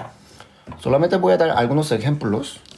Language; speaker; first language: Spanish; non-native, fluent; Korean